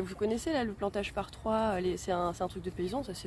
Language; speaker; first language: French; native; French